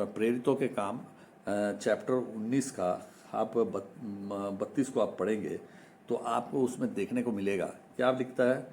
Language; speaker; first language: Hindi; non-native, local second language; Malayalam